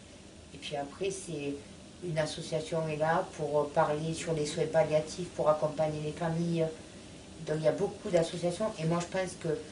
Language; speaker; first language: French; native; French